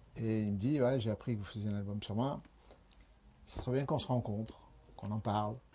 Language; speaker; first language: French; early bilingual, other home language; Spanish